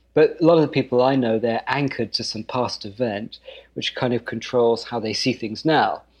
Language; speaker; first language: English; native; English